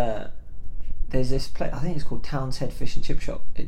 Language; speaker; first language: English; native; English